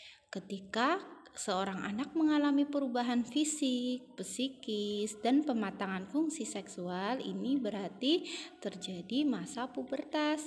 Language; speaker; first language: Indonesian; native; Indonesian